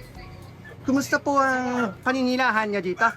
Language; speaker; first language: Filipino; non-native, fluent; Japanese